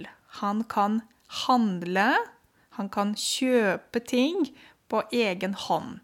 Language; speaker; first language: Norwegian; non-native, fluent; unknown